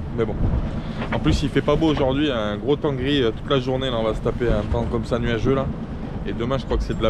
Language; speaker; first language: French; native; French